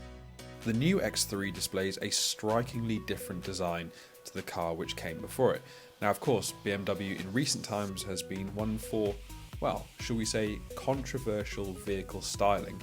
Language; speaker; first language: English; native; English